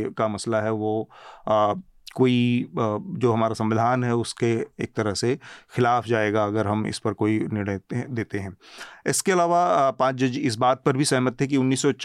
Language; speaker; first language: Hindi; native; Hindi